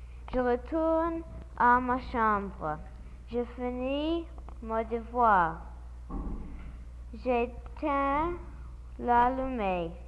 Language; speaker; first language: French; non-native, learner; English